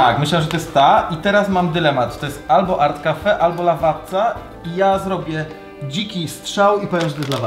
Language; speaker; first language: Polish; native; Polish